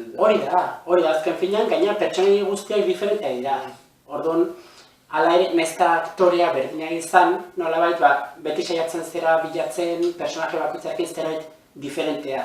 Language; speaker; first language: Basque; native; Basque